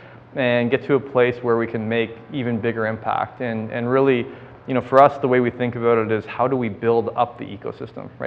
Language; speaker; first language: English; native; English